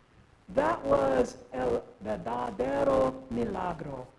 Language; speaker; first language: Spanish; non-native, learner; English